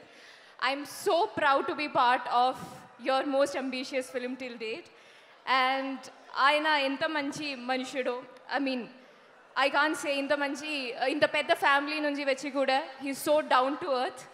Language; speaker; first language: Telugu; non-native, learner; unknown